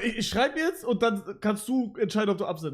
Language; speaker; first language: German; native; German